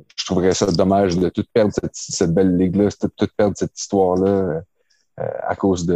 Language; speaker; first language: French; native; French